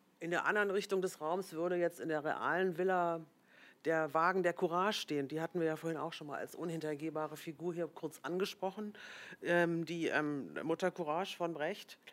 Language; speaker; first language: German; native; German